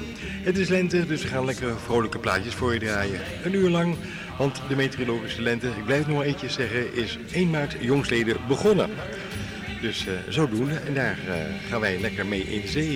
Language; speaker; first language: Dutch; native; Dutch